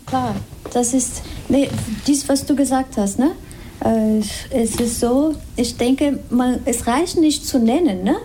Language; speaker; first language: German; non-native, fluent; Spanish